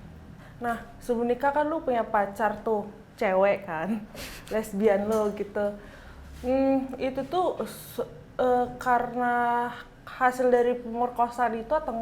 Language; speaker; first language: Indonesian; native; Indonesian